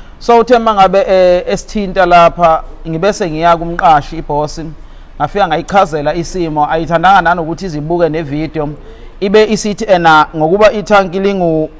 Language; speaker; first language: Zulu; native; Zulu